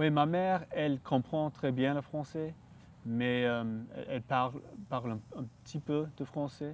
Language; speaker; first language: French; non-native, local second language; English